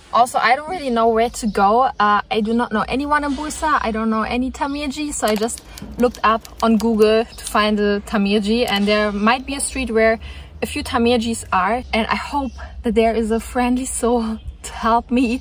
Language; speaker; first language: English; non-native, fluent; German